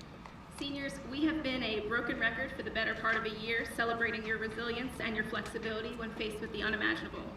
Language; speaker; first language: English; native; English